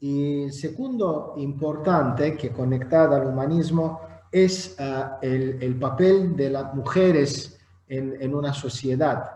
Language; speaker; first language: Spanish; non-native, fluent; Azerbaijani